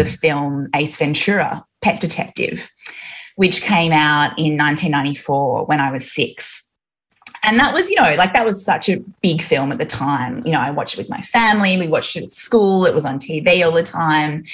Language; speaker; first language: English; native; English